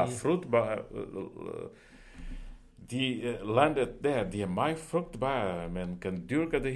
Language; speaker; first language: Danish; non-native, fluent; Portuguese